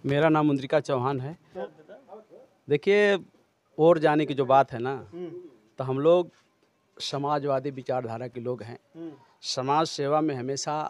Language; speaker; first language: Hindi; native; Hindi